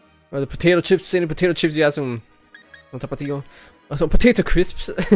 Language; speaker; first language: English; early bilingual, other home language; Spanish